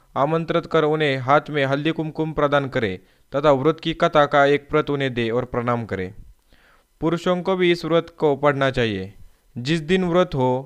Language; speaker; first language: Hindi; non-native, local second language; Marathi